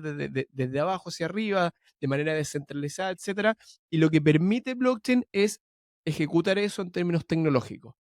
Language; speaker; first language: Spanish; native; Spanish